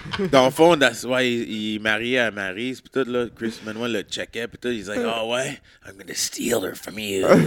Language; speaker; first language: French; native; French